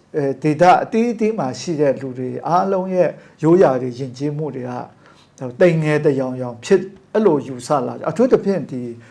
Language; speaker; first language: Burmese; non-native, local second language; Kachin